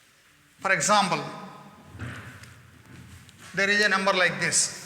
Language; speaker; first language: English; non-native, local second language; Kannada